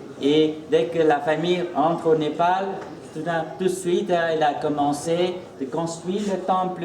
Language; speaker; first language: French; non-native, fluent; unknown